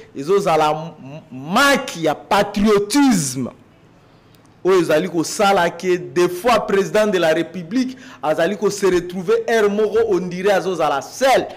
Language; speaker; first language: Lingala; native; Lingala